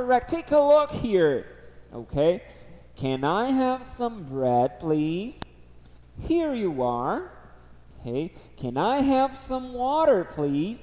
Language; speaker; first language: English; non-native, fluent; Portuguese